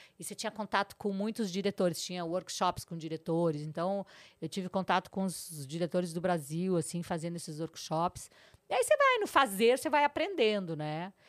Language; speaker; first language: Portuguese; native; Portuguese